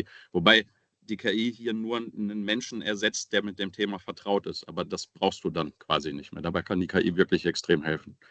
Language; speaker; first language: German; native; German